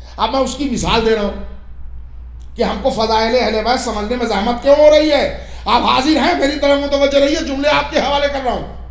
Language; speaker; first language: Urdu; native; Urdu